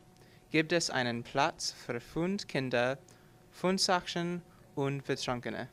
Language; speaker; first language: German; non-native, learner; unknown